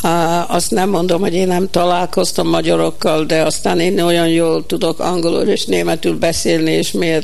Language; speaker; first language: Hungarian; early bilingual, heritage; Hungarian